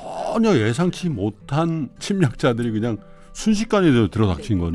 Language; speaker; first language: Korean; native; Korean